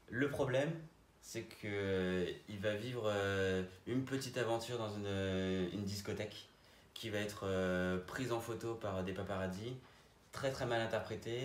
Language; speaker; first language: French; native; French